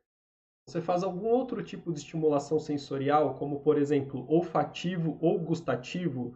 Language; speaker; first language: Portuguese; native; Portuguese